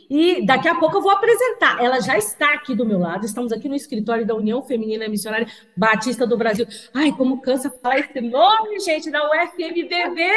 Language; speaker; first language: Portuguese; native; Portuguese